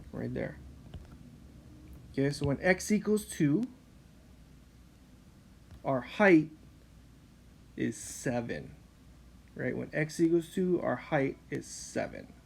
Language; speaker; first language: English; native; English